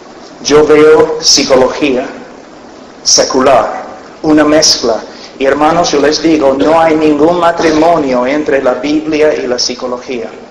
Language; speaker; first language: Spanish; non-native, fluent; English